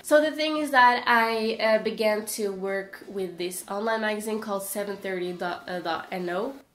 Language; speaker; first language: English; non-native, fluent; Portuguese